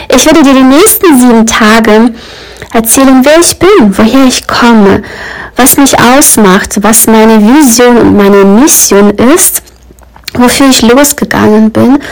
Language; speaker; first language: German; early bilingual, other home language; Russian